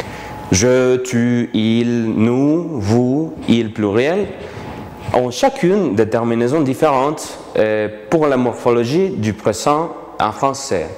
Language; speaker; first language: French; non-native, fluent; Spanish